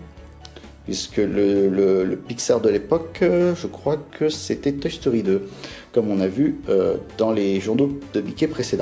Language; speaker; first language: French; native; French